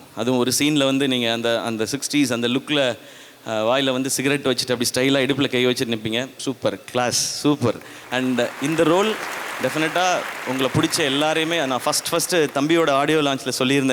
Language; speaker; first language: Tamil; native; Tamil